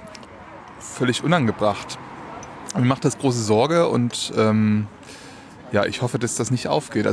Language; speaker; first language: German; native; German